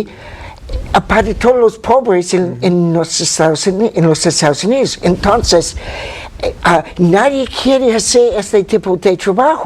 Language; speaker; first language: Spanish; non-native, fluent; English